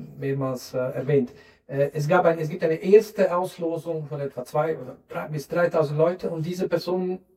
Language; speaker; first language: German; non-native, local second language; French